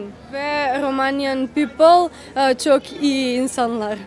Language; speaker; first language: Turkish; non-native, learner; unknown